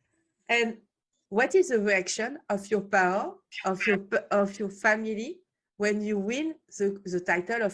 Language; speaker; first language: English; non-native, learner; French